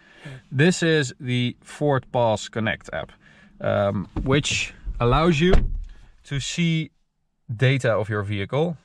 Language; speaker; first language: English; non-native, fluent; Dutch